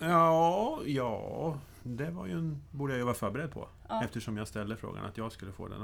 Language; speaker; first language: Swedish; native; Swedish